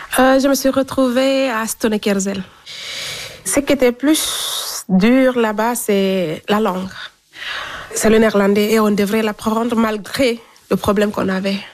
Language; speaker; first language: French; non-native, local second language; Fula